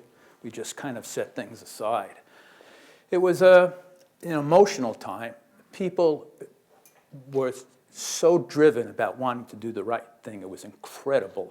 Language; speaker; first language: English; native; English